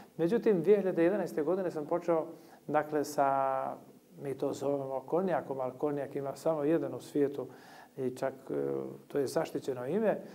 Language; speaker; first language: Croatian; non-native, local second language; Albanian